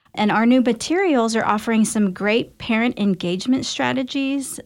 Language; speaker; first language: English; native; English